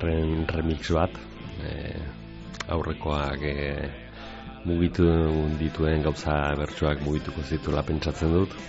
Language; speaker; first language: Basque; native; Basque